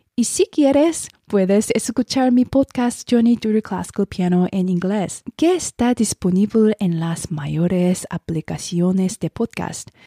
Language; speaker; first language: Spanish; non-native, learner; Korean